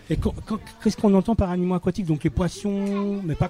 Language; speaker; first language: French; native; French